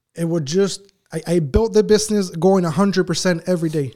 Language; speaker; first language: English; early bilingual, other home language; Spanish